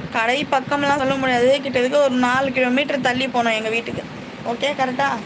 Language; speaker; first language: Tamil; native; Tamil